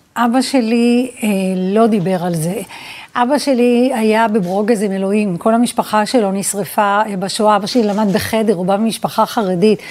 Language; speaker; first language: Hebrew; early bilingual, other home language; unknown